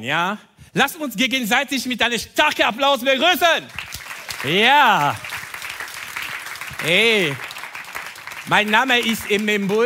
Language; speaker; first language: German; non-native, fluent; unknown